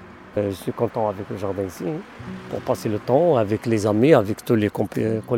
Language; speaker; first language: French; non-native, learner; Spanish